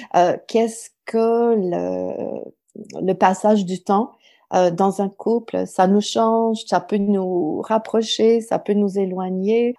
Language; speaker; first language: French; non-native, local second language; English